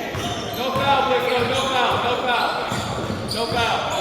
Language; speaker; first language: English; native; English